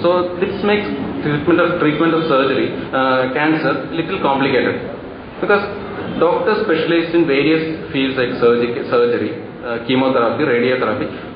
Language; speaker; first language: English; non-native, local second language; Malayalam